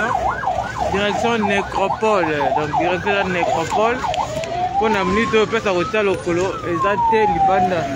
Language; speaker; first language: French; non-native, local second language; Lingala